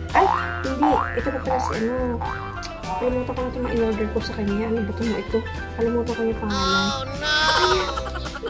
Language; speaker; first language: Filipino; non-native, local second language; Iloko